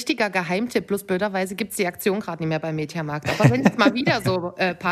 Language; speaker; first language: German; native; German